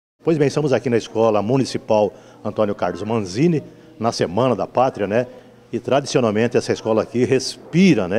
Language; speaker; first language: Portuguese; native; Portuguese